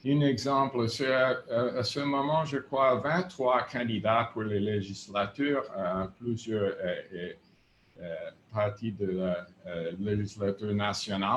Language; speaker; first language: French; non-native, fluent; English